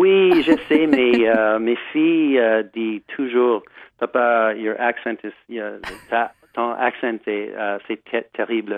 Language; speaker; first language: French; non-native, learner; English